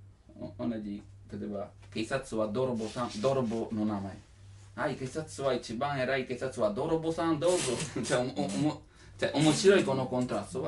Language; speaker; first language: Japanese; non-native, learner; Italian